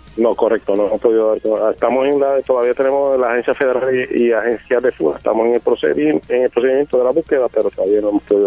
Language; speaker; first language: Spanish; native; Spanish